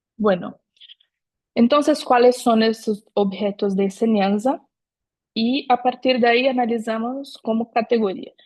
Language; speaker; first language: Spanish; non-native, fluent; Portuguese